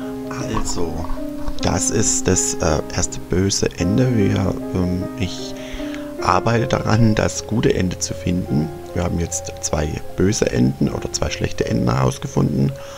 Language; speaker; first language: German; native; German